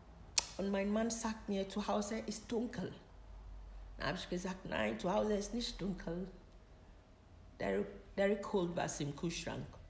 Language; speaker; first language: German; non-native, learner; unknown